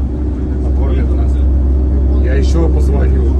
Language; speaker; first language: Russian; native; Russian